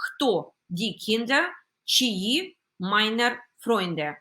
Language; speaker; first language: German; non-native, fluent; Ukrainian